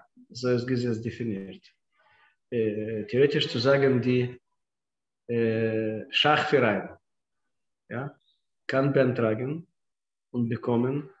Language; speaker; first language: German; non-native, fluent; Russian